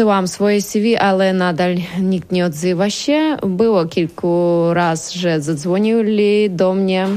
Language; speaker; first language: Polish; non-native, learner; Ukrainian